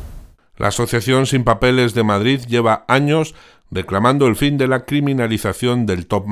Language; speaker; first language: Spanish; native; Spanish